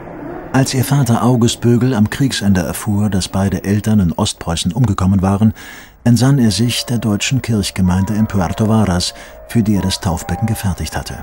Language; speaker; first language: German; native; German